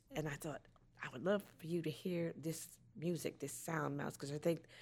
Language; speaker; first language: English; native; English